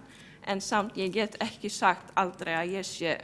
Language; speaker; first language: Icelandic; non-native, fluent; Polish